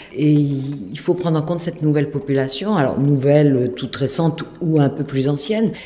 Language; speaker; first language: French; native; French